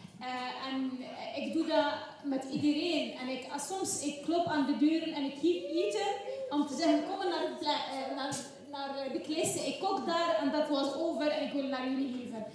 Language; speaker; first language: Dutch; non-native, learner; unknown